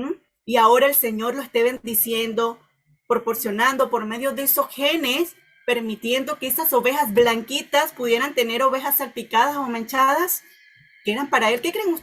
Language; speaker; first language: Spanish; native; Spanish